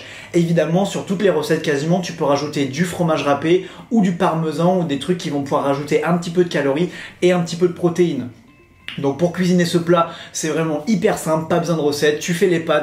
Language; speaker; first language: French; native; French